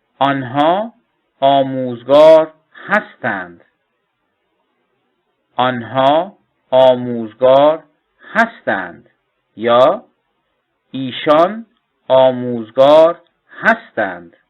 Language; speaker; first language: Persian; non-native, fluent; Turkish